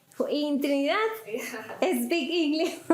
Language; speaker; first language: English; non-native, learner; Spanish